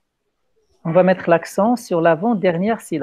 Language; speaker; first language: French; non-native, local second language; Arabic